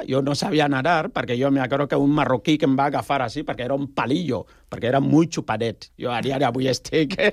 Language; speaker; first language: Catalan; non-native, learner; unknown